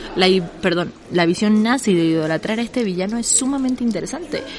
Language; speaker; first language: Spanish; native; Spanish